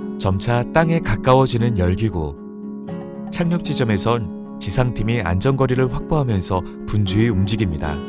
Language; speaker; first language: Korean; native; Korean